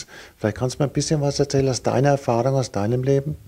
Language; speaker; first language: German; native; German